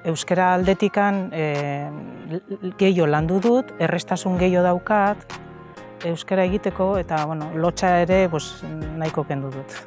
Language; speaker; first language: Basque; non-native, local second language; Spanish